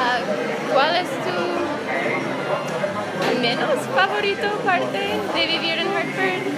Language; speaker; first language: Spanish; non-native, learner; English